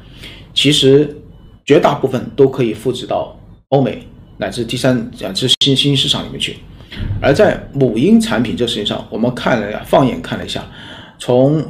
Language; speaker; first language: Chinese; native; Chinese